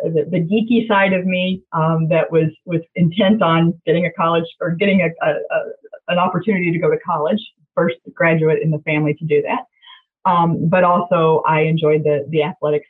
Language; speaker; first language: English; native; English